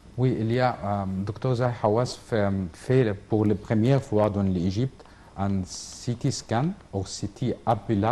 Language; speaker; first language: French; non-native, learner; Arabic